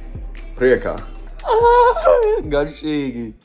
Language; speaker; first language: Latvian; early bilingual, heritage; English